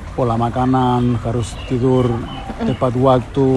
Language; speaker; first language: Indonesian; non-native, fluent; Spanish